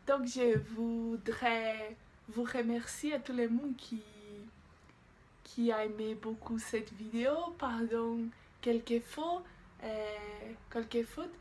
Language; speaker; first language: French; non-native, learner; Portuguese